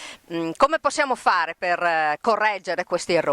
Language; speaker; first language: Italian; native; Italian